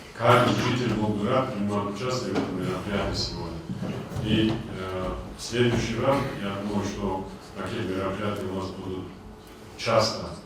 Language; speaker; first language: Russian; non-native, local second language; Avaric